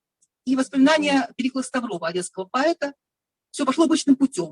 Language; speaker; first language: Russian; native; Russian